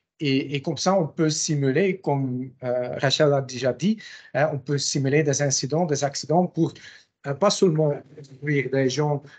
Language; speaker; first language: French; non-native, local second language; Dutch